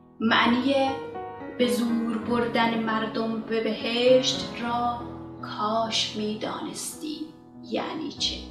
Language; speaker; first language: Persian; native; Persian